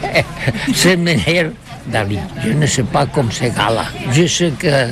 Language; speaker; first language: French; non-native, learner; Catalan